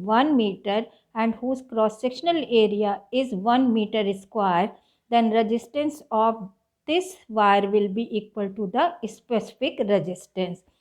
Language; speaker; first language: English; non-native, local second language; Hindi